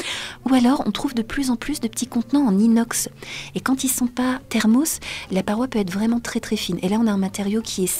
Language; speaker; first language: French; native; French